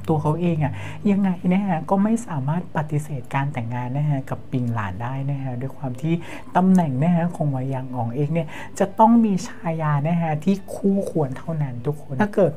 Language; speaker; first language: Thai; native; Thai